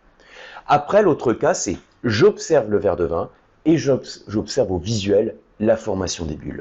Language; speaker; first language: French; native; French